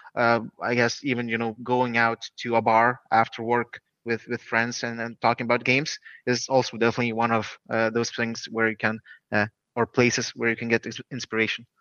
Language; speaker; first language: English; non-native, fluent; Lithuanian